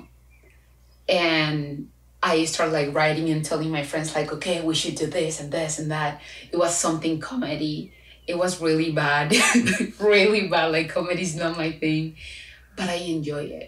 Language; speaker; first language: English; non-native, fluent; Spanish